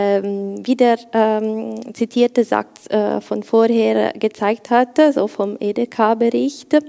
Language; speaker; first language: German; non-native, fluent; Italian